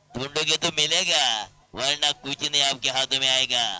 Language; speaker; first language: Hindi; non-native, local second language; Marathi